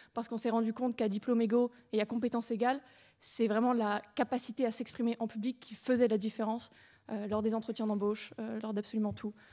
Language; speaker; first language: French; native; French